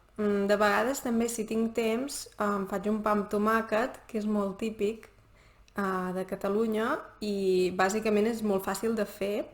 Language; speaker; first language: Catalan; native; Catalan